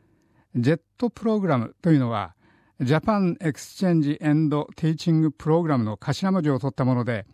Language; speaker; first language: Japanese; native; Japanese